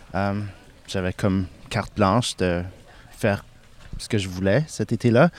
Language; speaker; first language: French; non-native, local second language; English